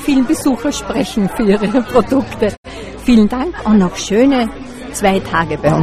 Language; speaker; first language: German; native; German